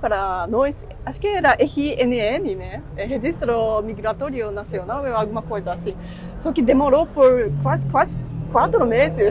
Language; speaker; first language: Portuguese; non-native, fluent; Japanese